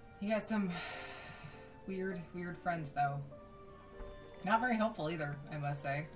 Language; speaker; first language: English; native; English